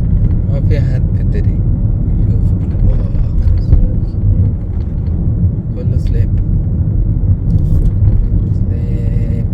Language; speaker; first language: Arabic; non-native, learner; Malayalam